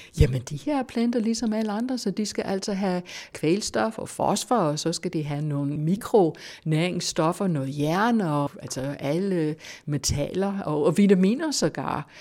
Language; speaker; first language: Danish; non-native, fluent; English